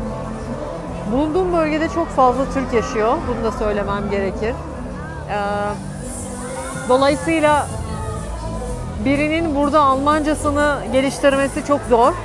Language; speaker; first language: Turkish; native; Turkish